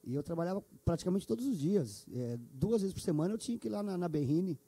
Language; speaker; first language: Portuguese; native; Portuguese